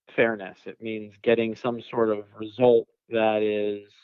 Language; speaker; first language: English; native; English